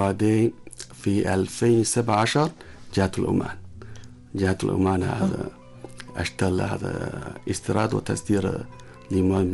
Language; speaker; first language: Arabic; non-native, learner; Chinese